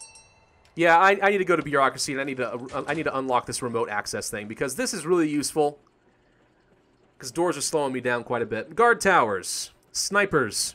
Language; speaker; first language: English; native; English